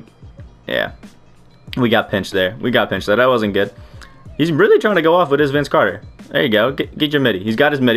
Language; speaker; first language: English; native; English